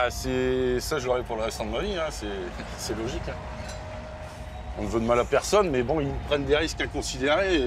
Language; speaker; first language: French; native; French